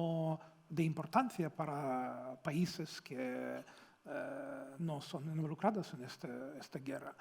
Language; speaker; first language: Spanish; non-native, fluent; Ukrainian